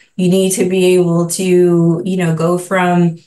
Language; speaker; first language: English; native; English